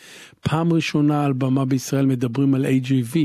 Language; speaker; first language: Hebrew; native; Hebrew